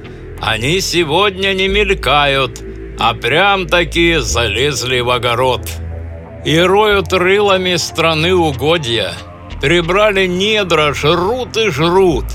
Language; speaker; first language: Russian; native; Russian